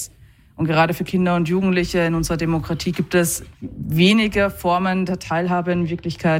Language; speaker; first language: German; native; German